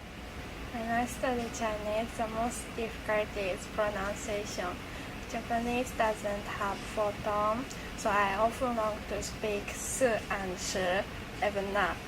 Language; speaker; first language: English; non-native, learner; Japanese